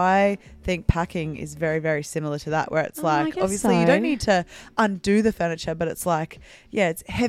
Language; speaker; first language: English; native; English